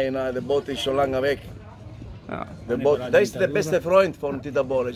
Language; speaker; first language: German; non-native, learner; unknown